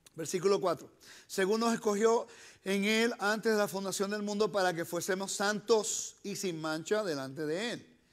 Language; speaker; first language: Spanish; early bilingual, heritage; Spanish